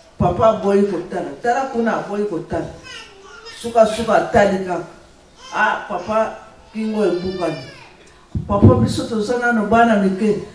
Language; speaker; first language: Lingala; non-native, local second language; Kongo